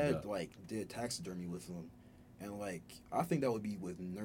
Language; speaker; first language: English; early bilingual, other home language; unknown